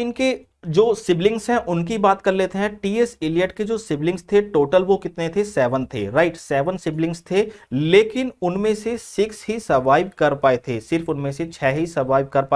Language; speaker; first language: Hindi; native; Hindi